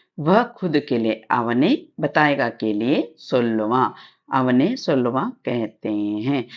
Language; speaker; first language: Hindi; non-native, local second language; Tamil